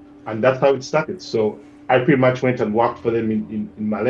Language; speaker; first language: English; non-native, local second language; Ganda